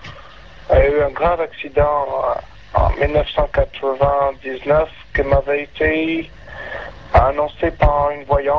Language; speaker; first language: French; non-native, learner; English